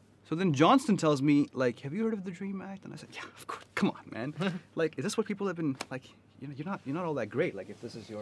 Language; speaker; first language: English; early bilingual, other home language; Urdu